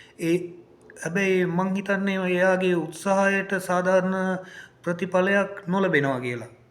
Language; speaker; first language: Sinhala; native; Sinhala